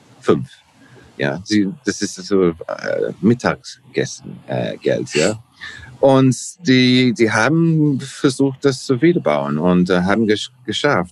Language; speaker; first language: German; non-native, learner; English